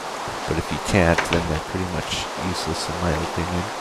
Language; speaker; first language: English; native; English